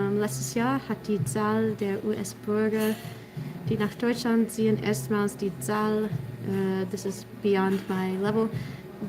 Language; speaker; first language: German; non-native, learner; English